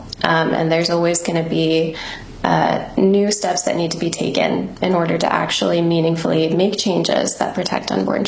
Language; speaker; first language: English; native; English